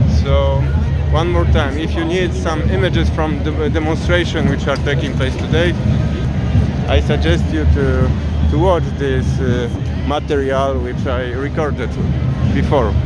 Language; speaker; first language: English; non-native, fluent; Polish